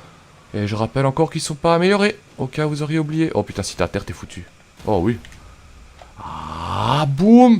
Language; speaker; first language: French; native; French